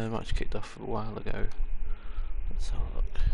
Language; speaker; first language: English; native; English